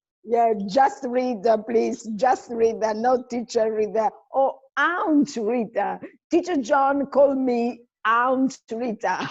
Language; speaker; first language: English; non-native, fluent; Italian